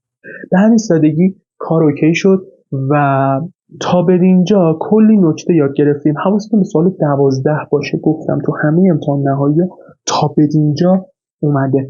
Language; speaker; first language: Persian; native; Persian